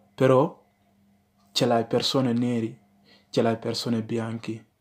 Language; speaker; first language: Italian; non-native, learner; Wolof